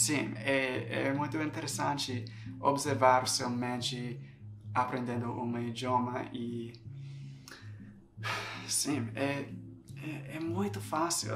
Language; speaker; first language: Portuguese; non-native, fluent; English